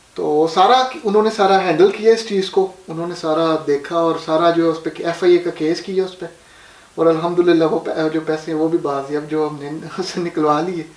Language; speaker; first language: Urdu; non-native, local second language; Punjabi